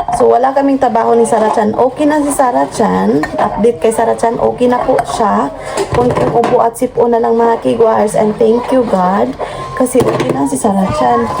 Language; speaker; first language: Filipino; non-native, local second language; Cebuano